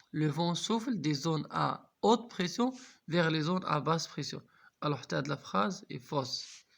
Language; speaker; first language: French; non-native, local second language; Arabic